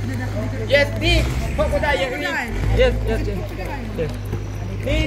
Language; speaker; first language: English; non-native, learner; Thai